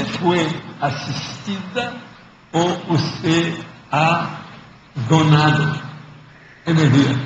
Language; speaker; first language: Spanish; non-native, fluent; Portuguese